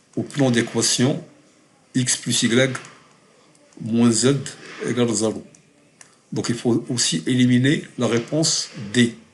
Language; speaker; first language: French; non-native, local second language; Arabic